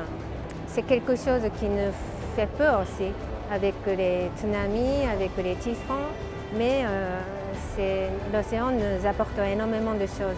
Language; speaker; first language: French; non-native, fluent; Japanese